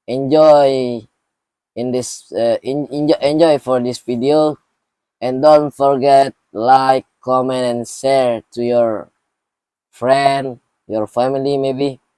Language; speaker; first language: English; non-native, learner; Indonesian